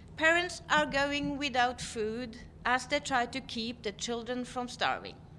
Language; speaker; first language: English; non-native, fluent; Norwegian